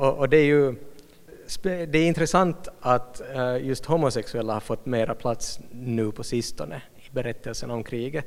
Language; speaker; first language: Swedish; native; Swedish